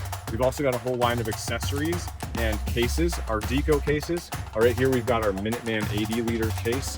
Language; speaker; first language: English; native; English